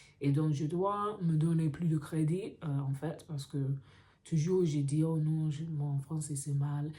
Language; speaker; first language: French; non-native, learner; English